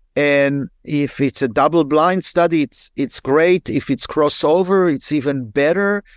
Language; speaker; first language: English; non-native, fluent; Hebrew